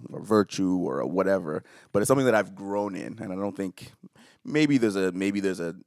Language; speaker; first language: English; early bilingual, other home language; Akan